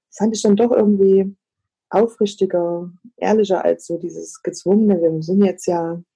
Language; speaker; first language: German; native; German